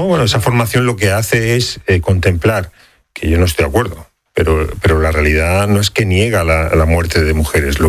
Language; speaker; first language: Spanish; native; Spanish